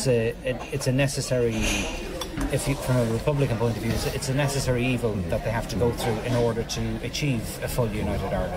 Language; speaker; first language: English; native; English